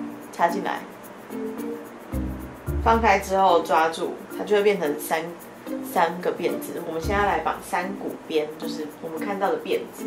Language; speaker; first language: Chinese; native; Chinese